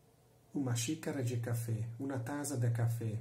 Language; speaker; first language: Spanish; non-native, learner; Hungarian